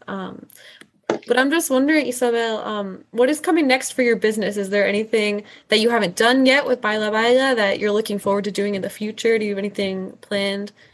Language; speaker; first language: English; native; English